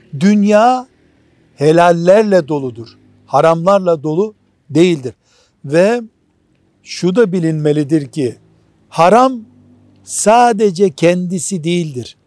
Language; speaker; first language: Turkish; native; Turkish